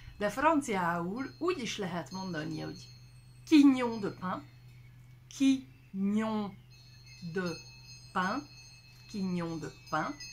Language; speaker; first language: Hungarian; early bilingual, heritage; French